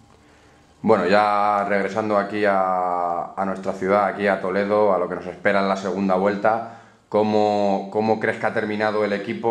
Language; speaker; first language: Spanish; native; Spanish